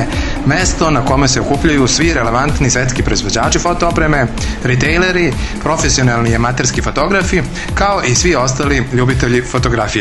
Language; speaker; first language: Serbian; native; Serbian